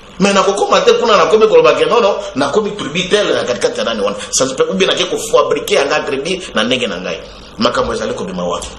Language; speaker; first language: Lingala; non-native, local second language; Bembe